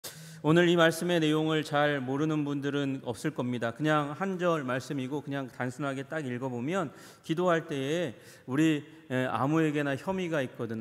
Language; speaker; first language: Korean; native; Korean